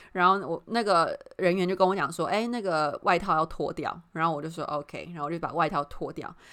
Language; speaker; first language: Chinese; native; Chinese